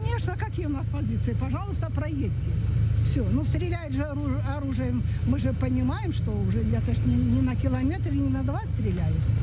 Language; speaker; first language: Russian; native; Russian